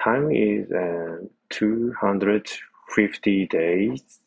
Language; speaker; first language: English; non-native, learner; Japanese